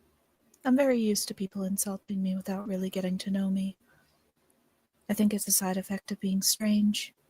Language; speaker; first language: English; native; English